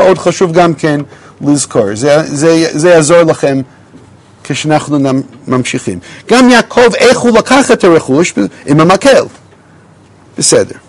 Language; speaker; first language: Hebrew; non-native, fluent; English